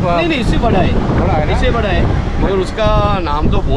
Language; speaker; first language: Hindi; non-native, local second language; Sinhala